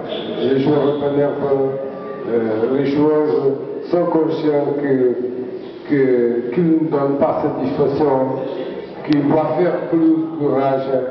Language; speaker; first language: French; non-native, learner; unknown